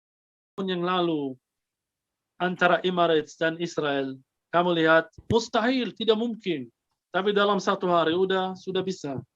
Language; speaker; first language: Indonesian; non-native, fluent; Arabic